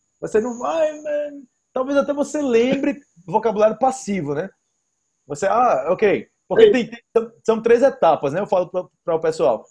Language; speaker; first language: Portuguese; native; Portuguese